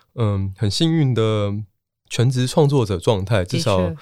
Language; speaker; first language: Chinese; native; Chinese